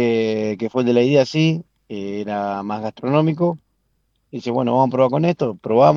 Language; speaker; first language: Spanish; native; Spanish